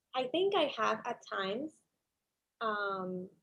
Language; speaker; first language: English; non-native, fluent; Spanish